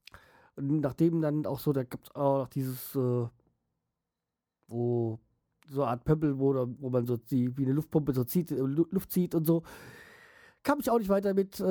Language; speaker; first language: German; native; German